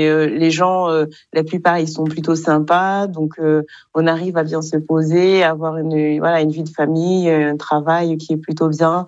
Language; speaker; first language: French; non-native, local second language; Kinyarwanda